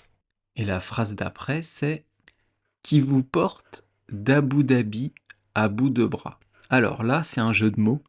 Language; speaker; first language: French; native; French